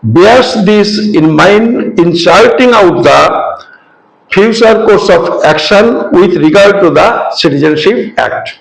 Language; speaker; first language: English; non-native, local second language; Bangla